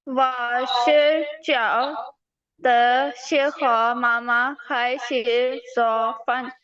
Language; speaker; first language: Chinese; non-native, learner; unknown